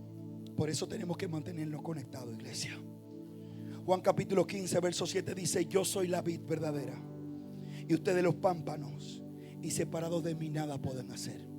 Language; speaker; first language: Spanish; native; Spanish